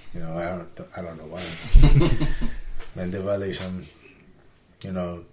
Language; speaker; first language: English; native; English